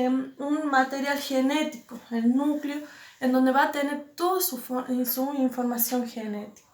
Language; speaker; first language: Spanish; native; Spanish